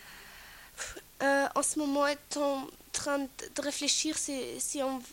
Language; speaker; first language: French; non-native, fluent; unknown